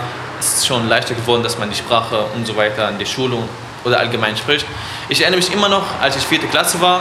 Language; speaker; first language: German; non-native, fluent; Arabic